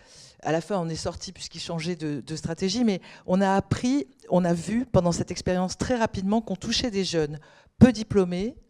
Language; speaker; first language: French; native; French